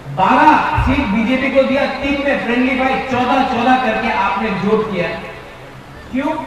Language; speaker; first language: Hindi; non-native, local second language; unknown